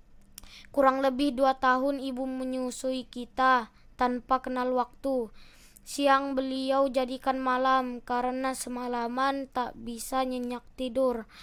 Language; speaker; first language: Indonesian; native; Indonesian